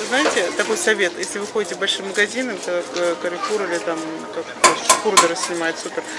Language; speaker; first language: Russian; native; Russian